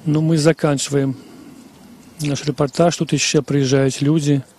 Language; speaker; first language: Russian; non-native, local second language; Belarusian